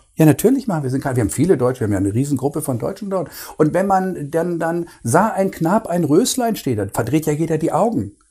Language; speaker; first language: German; native; German